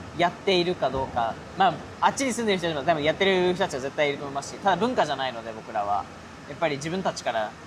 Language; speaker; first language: Japanese; early bilingual, other home language; Urdu